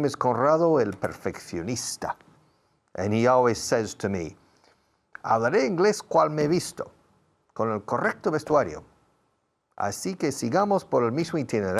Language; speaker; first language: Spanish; non-native, fluent; English